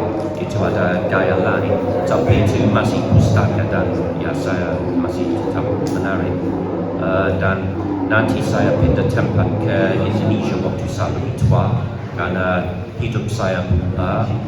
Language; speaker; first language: Indonesian; non-native, learner; English